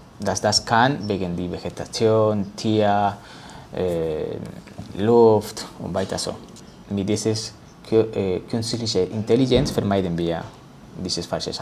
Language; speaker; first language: German; non-native, learner; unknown